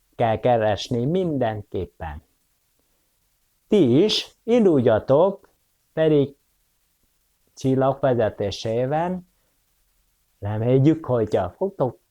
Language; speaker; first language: Hungarian; non-native, fluent; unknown